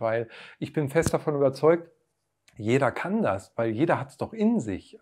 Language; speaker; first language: German; native; German